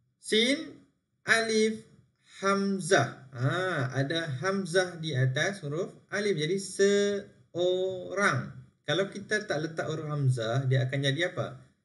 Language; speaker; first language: Malay; native; Malay